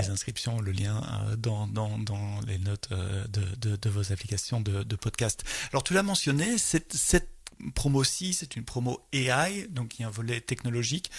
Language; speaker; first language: French; native; French